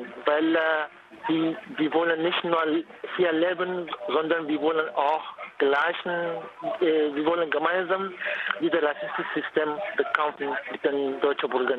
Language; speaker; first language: German; non-native, fluent; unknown